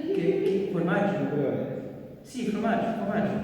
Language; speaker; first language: Italian; non-native, learner; French